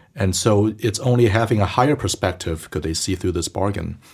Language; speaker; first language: English; early bilingual, other home language; Chinese